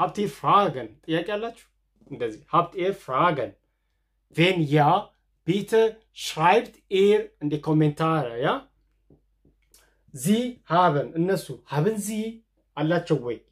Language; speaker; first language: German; non-native, fluent; Amharic